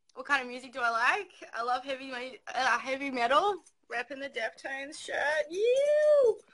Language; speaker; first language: English; native; English